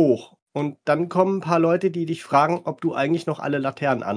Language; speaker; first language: German; native; German